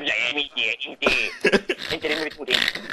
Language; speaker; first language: Arabic; native; Arabic